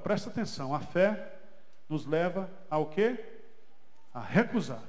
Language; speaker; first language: Portuguese; native; Portuguese